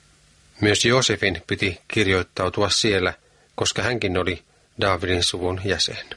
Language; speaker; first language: Finnish; native; Finnish